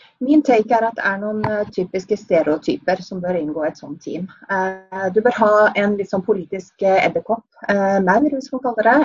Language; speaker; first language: Norwegian; native; Norwegian